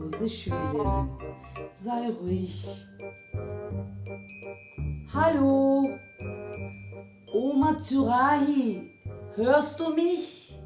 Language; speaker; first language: German; non-native, fluent; Turkish